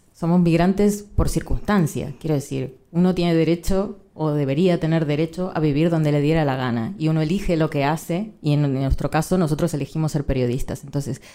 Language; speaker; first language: Spanish; native; Spanish